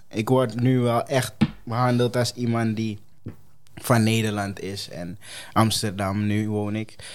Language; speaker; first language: Dutch; non-native, fluent; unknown